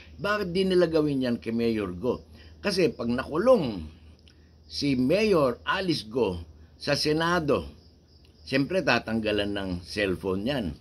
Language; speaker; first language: Filipino; native; Filipino